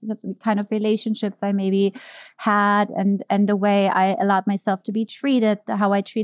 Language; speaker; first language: English; non-native, fluent; German